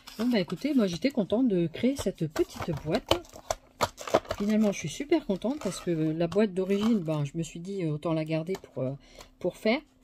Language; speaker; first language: French; native; French